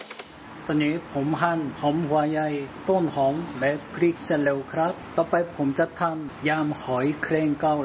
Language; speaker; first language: Thai; non-native, learner; Korean